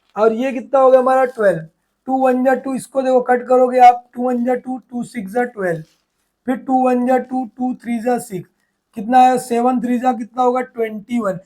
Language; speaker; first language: Hindi; non-native, local second language; Urdu